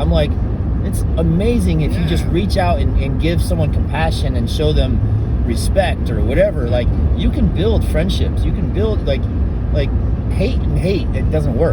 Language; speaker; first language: English; native; English